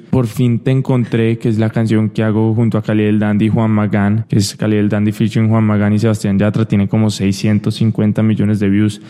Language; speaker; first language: Spanish; early bilingual, heritage; Spanish